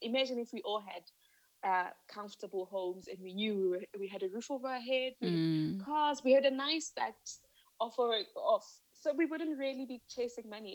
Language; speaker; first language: English; non-native, local second language; Northern Sotho